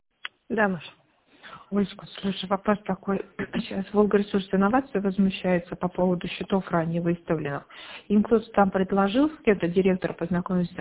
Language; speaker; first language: Russian; native; Russian